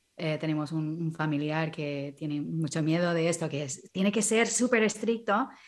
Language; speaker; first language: Spanish; non-native, fluent; English